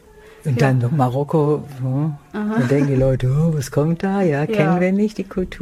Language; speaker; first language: German; native; German